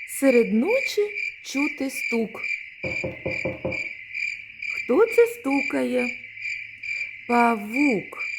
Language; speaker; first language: Ukrainian; native; Ukrainian